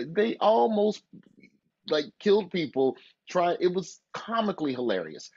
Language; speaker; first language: English; native; English